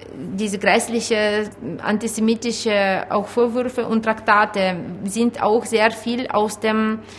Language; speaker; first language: German; non-native, fluent; Ukrainian